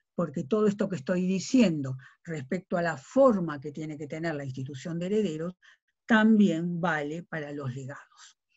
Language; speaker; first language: Spanish; native; Spanish